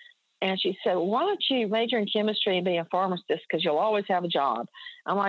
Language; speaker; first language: English; native; English